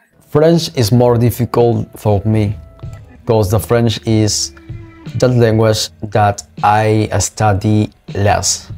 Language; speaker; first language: English; non-native, learner; Spanish